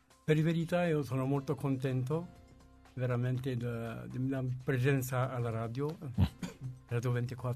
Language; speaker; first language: Italian; non-native, fluent; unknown